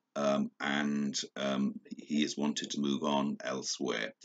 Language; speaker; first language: English; native; English